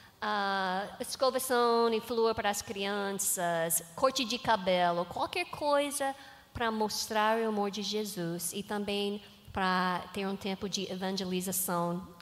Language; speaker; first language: Portuguese; non-native, learner; English